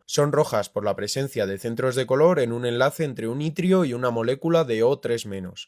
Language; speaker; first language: Spanish; native; Spanish